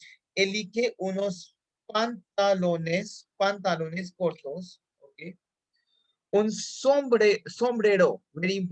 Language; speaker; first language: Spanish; non-native, fluent; Hindi